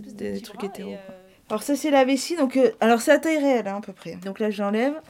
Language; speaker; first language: French; native; French